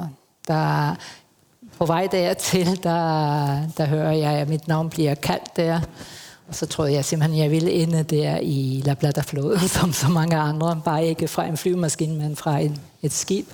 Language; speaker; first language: Danish; non-native, fluent; Spanish